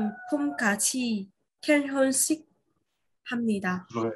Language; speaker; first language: Korean; non-native, learner; Vietnamese